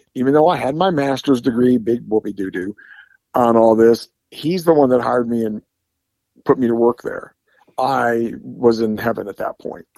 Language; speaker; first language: English; native; English